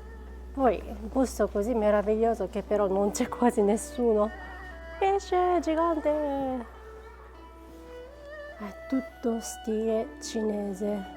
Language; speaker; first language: Italian; non-native, fluent; Japanese